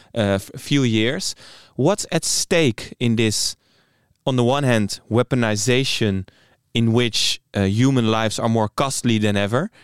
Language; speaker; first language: English; non-native, fluent; Dutch